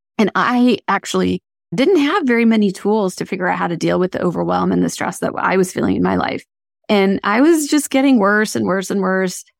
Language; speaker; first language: English; early bilingual, other home language; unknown